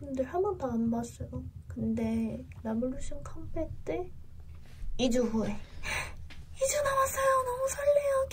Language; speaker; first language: Korean; non-native, learner; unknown